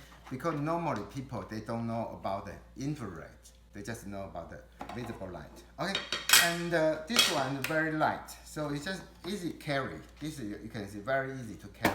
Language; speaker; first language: English; non-native, learner; Chinese